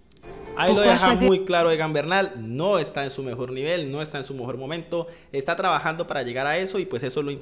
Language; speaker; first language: Spanish; native; Spanish